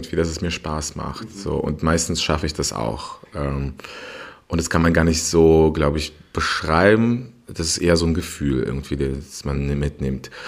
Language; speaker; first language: German; non-native, fluent; Russian